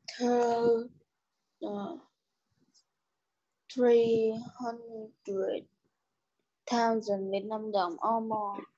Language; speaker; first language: English; non-native, learner; Vietnamese